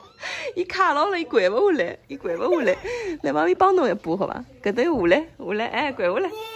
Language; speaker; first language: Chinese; native; Chinese